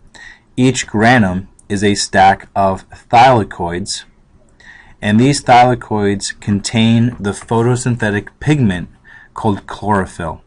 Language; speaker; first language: English; native; English